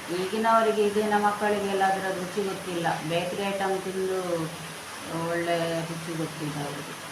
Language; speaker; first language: Kannada; non-native, local second language; Konkani